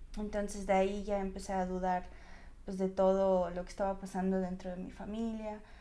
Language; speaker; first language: Spanish; non-native, fluent; Russian